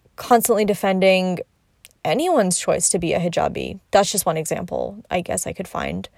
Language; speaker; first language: English; native; English